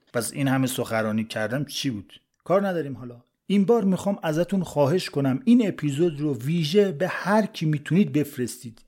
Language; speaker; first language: Persian; native; Persian